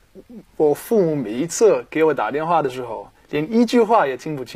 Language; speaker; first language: Chinese; non-native, fluent; German